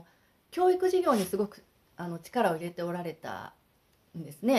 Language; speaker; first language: Japanese; native; Japanese